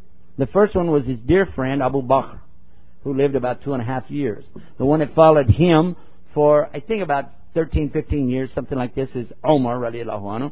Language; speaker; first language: English; native; English